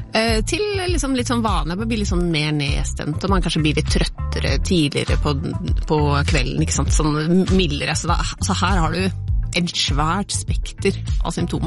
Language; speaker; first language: Norwegian; native; Norwegian